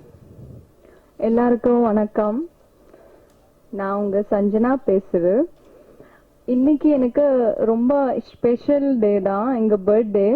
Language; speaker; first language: Tamil; non-native, learner; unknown